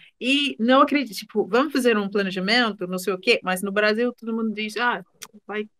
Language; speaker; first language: Portuguese; non-native, fluent; English